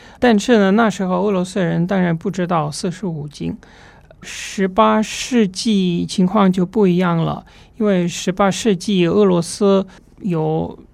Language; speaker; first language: Chinese; non-native, fluent; Russian